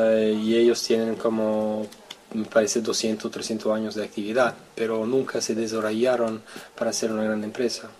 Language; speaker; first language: Spanish; non-native, fluent; French